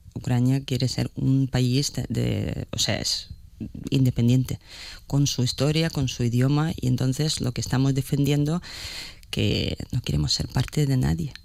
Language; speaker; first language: Spanish; non-native, fluent; Ukrainian